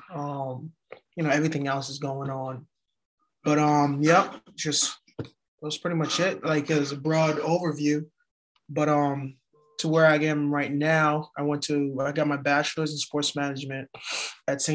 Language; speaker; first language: English; early bilingual, other home language; Haitian Creole